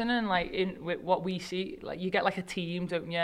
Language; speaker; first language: English; native; English